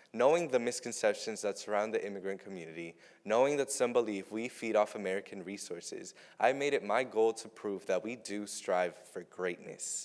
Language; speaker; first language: English; early bilingual, other home language; Spanish